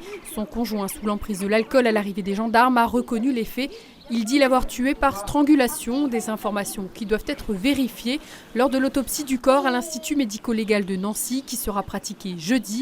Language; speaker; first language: French; native; French